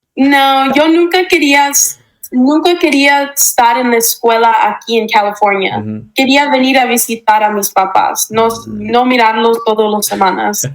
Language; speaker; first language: Spanish; early bilingual, heritage; English